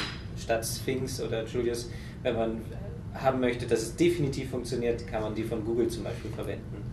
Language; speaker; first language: German; native; German